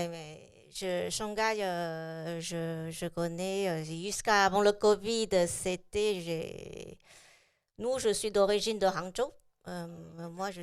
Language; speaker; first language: French; non-native, fluent; Chinese